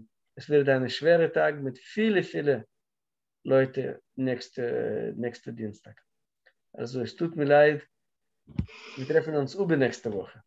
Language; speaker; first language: German; non-native, learner; Russian